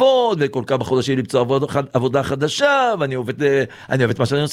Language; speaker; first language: Hebrew; native; Hebrew